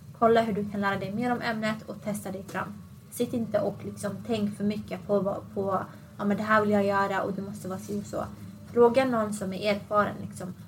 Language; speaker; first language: Swedish; early bilingual, other home language; Assyrian Neo-Aramaic